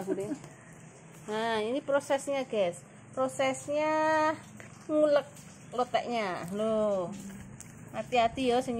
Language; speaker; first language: Indonesian; non-native, local second language; Javanese